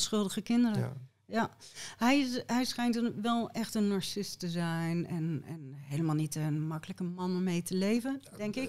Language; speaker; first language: Dutch; native; Dutch